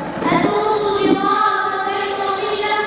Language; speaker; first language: Arabic; non-native, learner; Urdu